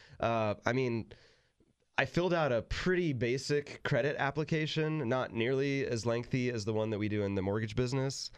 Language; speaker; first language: English; native; English